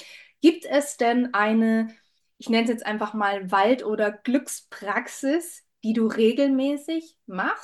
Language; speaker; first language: German; native; German